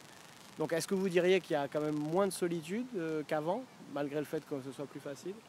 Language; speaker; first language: French; native; French